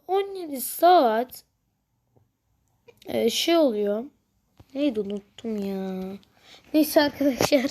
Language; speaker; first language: Turkish; native; Turkish